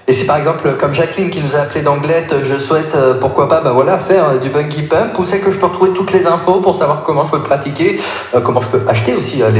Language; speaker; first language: French; native; French